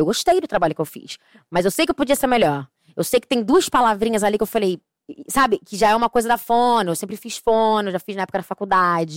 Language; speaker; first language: Portuguese; native; Portuguese